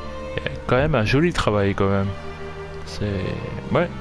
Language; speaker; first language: French; native; French